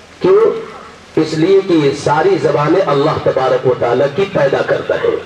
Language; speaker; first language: Urdu; native; Urdu